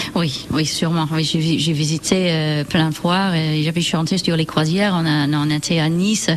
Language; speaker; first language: French; non-native, learner; English